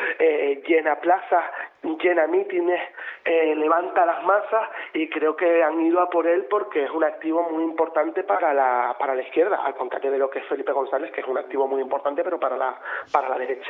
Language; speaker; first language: Spanish; native; Spanish